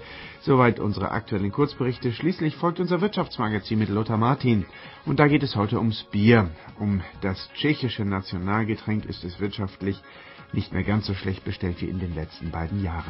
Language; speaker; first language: German; native; German